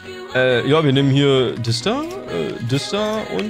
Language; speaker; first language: German; native; German